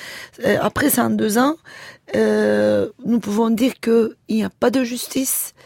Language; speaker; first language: French; non-native, fluent; Turkish